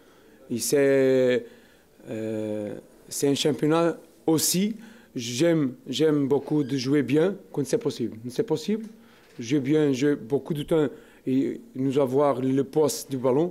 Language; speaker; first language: French; non-native, learner; Portuguese